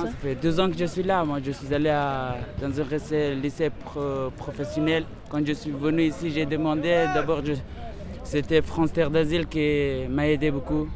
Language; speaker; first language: French; non-native, fluent; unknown